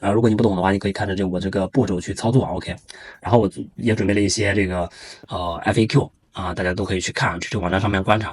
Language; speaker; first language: Chinese; native; Chinese